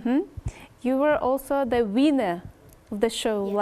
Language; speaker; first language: English; non-native, fluent; Kyrgyz